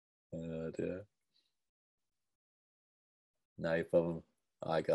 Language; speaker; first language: English; native; English